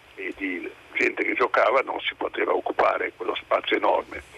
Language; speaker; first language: Italian; native; Italian